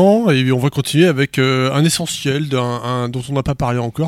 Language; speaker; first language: French; native; French